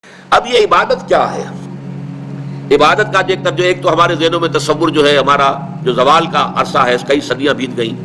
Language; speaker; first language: Urdu; native; Urdu